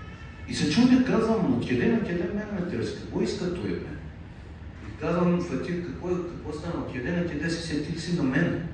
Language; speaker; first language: Bulgarian; non-native, fluent; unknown